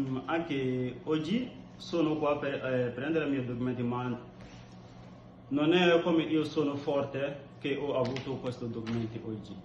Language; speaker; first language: Italian; non-native, learner; Bambara